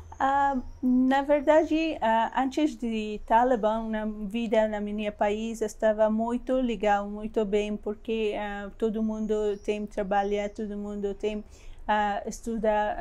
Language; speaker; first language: Portuguese; non-native, learner; Persian